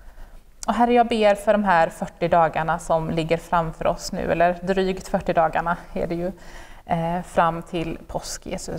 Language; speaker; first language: Swedish; native; Swedish